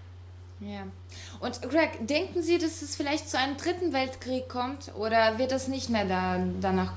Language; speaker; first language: German; non-native, fluent; Russian